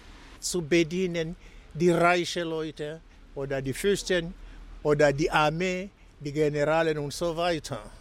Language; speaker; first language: German; non-native, fluent; Swahili